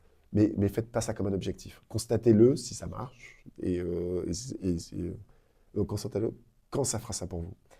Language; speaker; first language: French; native; French